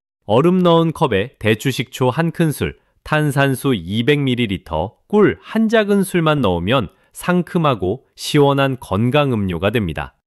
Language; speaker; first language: Korean; native; Korean